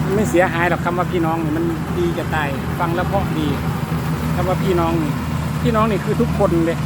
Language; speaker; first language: Thai; non-native, local second language; Northeastern Thai